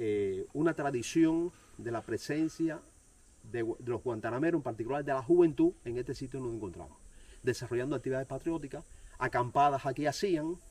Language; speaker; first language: Spanish; native; Spanish